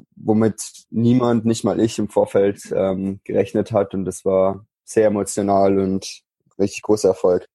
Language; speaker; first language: German; native; German